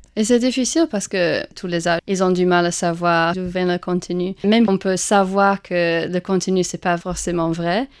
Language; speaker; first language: French; non-native, fluent; English